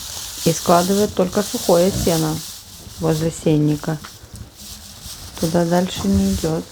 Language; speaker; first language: Russian; native; Russian